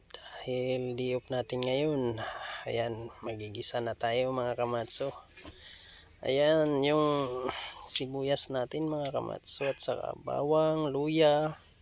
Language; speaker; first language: Filipino; native; Filipino